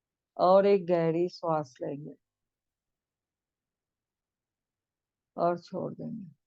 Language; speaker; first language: Hindi; native; Hindi